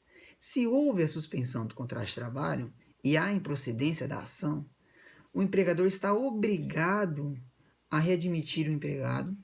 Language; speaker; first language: Portuguese; native; Portuguese